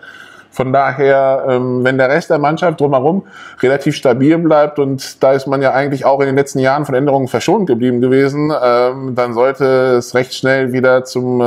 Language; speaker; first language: German; native; German